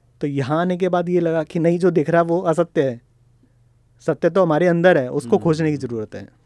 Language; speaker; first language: Hindi; native; Hindi